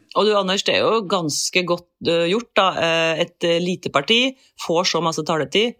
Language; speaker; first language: Norwegian; native; Norwegian